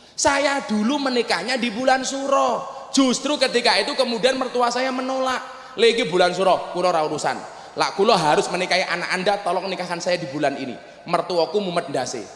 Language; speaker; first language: Indonesian; non-native, local second language; Javanese